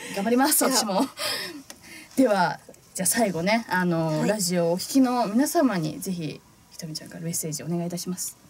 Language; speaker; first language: Japanese; native; Japanese